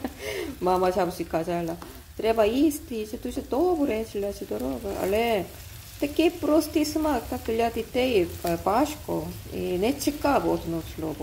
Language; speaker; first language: Ukrainian; non-native, learner; Korean